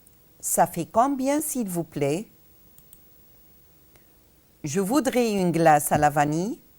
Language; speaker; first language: French; non-native, fluent; Arabic